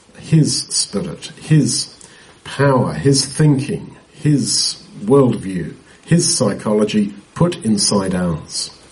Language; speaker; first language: English; native; English